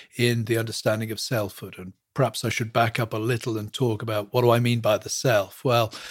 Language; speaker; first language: English; native; English